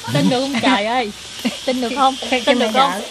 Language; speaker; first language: Vietnamese; native; Vietnamese